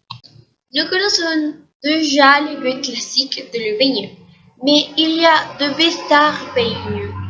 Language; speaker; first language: French; non-native, learner; Spanish